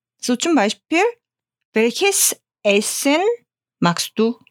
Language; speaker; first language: German; non-native, fluent; Korean